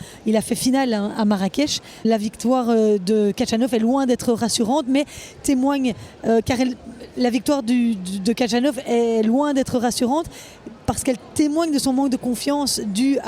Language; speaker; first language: French; native; French